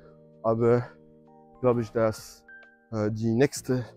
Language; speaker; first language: German; non-native, learner; French